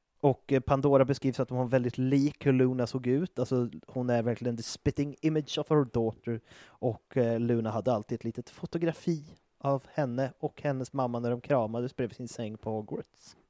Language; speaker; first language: Swedish; native; Swedish